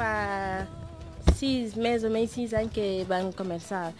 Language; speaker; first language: Catalan; non-native, learner; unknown